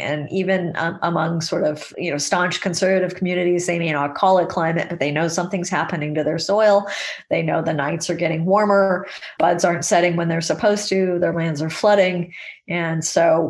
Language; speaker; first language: English; native; English